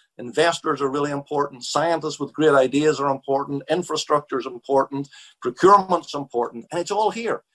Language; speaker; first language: English; native; English